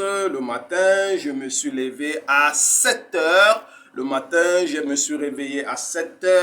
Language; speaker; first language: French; non-native, fluent; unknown